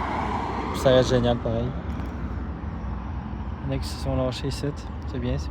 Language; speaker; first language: French; native; French